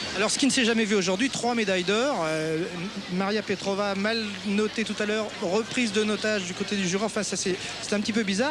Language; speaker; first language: French; native; French